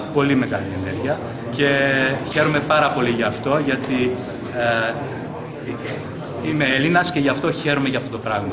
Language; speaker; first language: Greek; early bilingual, heritage; Greek